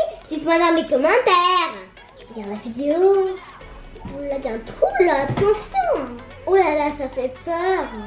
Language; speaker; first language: French; native; French